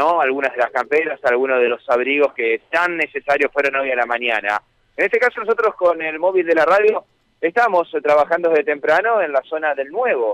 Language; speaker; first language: Spanish; native; Spanish